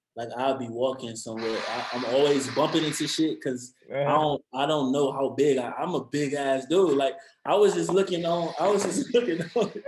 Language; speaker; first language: English; native; English